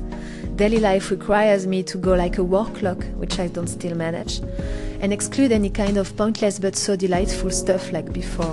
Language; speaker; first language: English; non-native, fluent; French